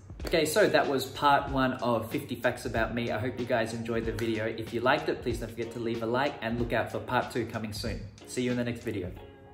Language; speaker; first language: English; native; English